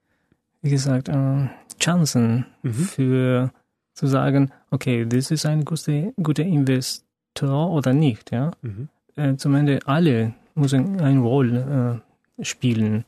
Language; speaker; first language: German; non-native, learner; Spanish